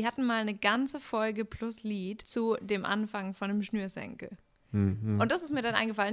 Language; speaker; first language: German; native; German